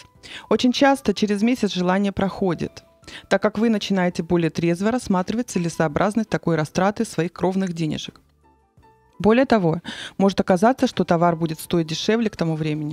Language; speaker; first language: Russian; native; Russian